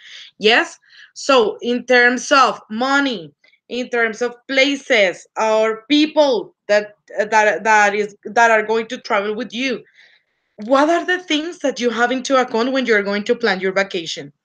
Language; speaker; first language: English; non-native, fluent; Spanish